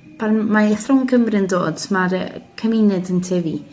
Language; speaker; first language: Welsh; non-native, learner; Spanish